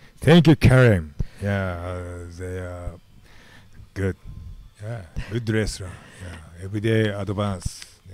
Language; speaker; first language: English; non-native, learner; Japanese